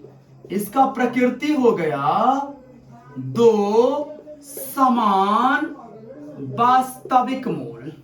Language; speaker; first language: Hindi; native; Hindi